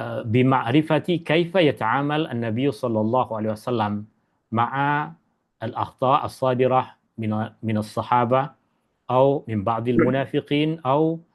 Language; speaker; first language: Arabic; non-native, fluent; Malay